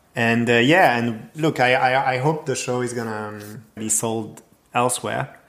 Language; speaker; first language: English; non-native, fluent; French